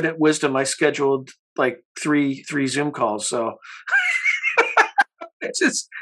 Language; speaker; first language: English; native; English